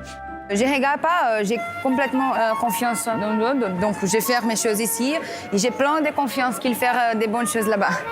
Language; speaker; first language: French; non-native, learner; Portuguese